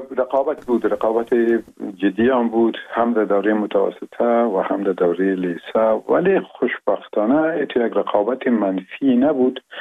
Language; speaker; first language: Persian; non-native, local second language; Pashto